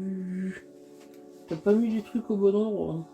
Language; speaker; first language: French; native; French